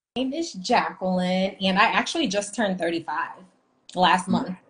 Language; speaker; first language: English; native; English